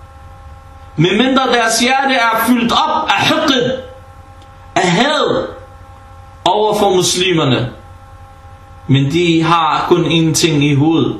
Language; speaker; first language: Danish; early bilingual, other home language; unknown